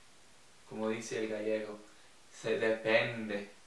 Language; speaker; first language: Spanish; non-native, fluent; English